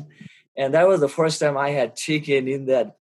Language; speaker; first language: English; non-native, local second language; Bangla